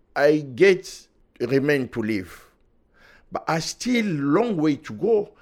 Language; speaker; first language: English; non-native, learner; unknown